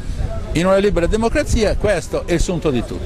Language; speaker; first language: Italian; non-native, local second language; Sardinian